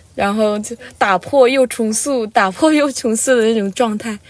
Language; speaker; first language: Chinese; non-native, local second language; Tibetan